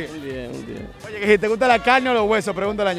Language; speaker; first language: Spanish; native; Spanish